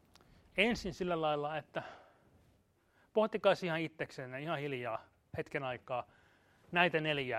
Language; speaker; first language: Finnish; native; Finnish